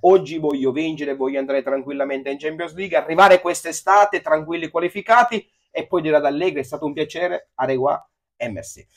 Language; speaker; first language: Italian; native; Italian